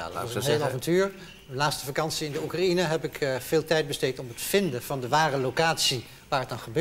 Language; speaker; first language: Dutch; native; Dutch